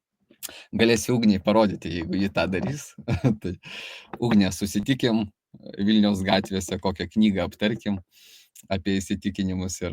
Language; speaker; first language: Lithuanian; native; Lithuanian